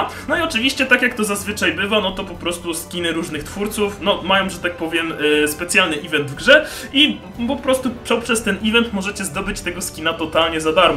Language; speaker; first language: Polish; native; Polish